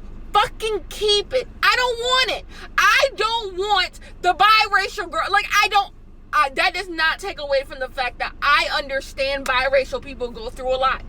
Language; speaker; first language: English; native; English